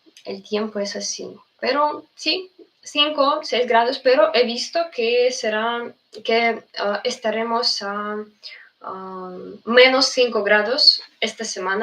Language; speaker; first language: Spanish; non-native, fluent; Russian